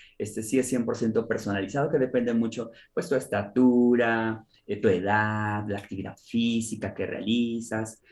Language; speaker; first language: Spanish; native; Spanish